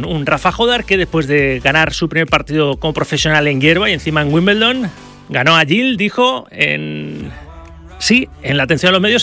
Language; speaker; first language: Spanish; native; Spanish